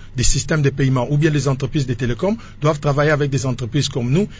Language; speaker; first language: French; non-native, local second language; Lingala